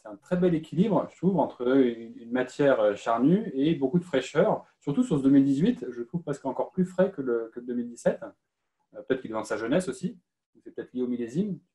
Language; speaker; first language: French; native; French